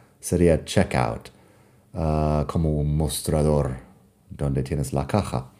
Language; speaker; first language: Spanish; non-native, fluent; English